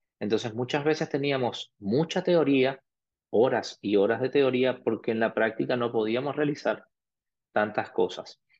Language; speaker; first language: Spanish; early bilingual, other home language; Arabic